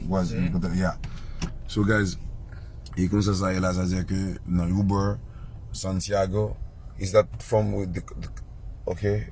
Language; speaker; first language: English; non-native, learner; Haitian Creole